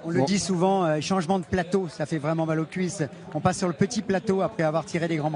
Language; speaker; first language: French; native; French